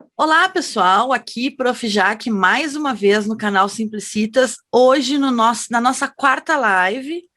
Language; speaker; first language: Portuguese; native; Portuguese